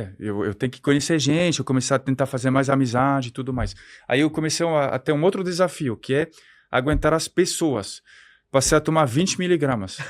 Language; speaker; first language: Portuguese; non-native, fluent; French